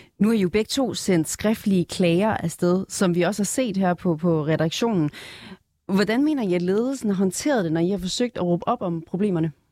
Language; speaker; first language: Danish; native; Danish